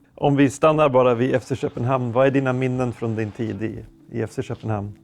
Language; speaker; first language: Swedish; native; Swedish